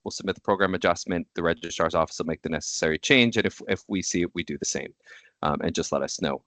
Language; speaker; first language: English; native; English